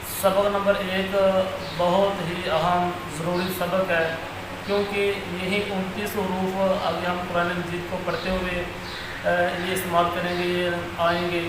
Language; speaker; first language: Urdu; native; Urdu